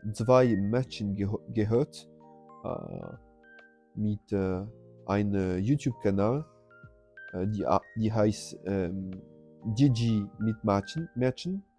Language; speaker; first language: German; non-native, learner; French